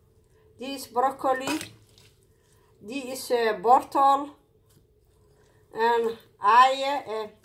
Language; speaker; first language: Dutch; non-native, learner; Somali